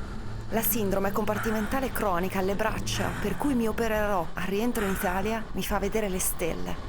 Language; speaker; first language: Italian; native; Italian